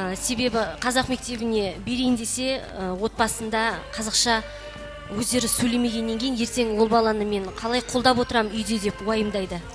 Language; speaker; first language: Kazakh; non-native, local second language; Russian